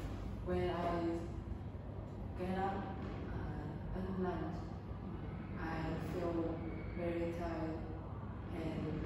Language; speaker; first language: English; non-native, learner; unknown